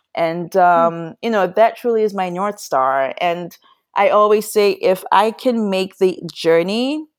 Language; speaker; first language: English; non-native, local second language; Yoruba